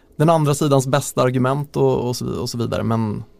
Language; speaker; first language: Swedish; native; Swedish